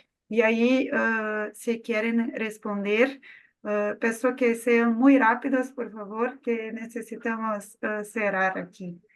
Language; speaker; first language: Spanish; non-native, fluent; Portuguese